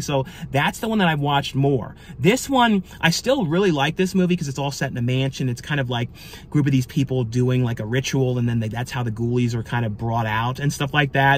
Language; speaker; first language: English; native; English